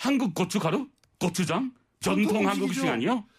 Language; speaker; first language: Korean; non-native, learner; English